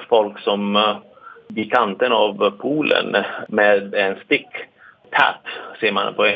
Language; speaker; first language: Swedish; non-native, fluent; Italian